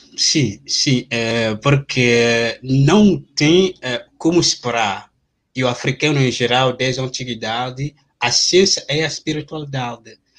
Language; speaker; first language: Portuguese; non-native, fluent; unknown